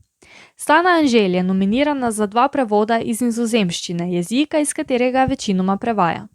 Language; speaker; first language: Slovenian; native; Slovenian